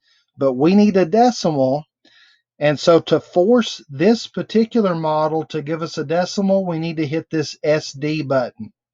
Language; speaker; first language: English; native; English